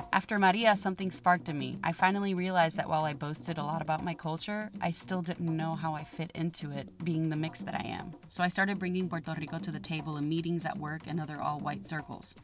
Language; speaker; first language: English; native; English